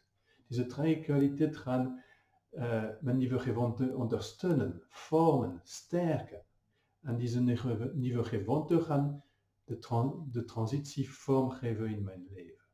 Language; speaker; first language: Dutch; non-native, fluent; French